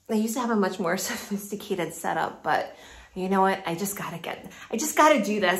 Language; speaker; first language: English; native; English